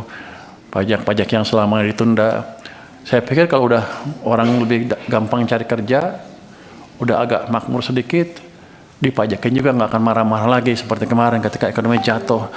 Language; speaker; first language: Indonesian; native; Indonesian